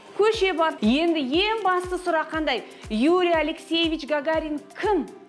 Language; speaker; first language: Kazakh; non-native, local second language; Russian